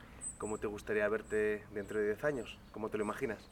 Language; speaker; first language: Spanish; native; Spanish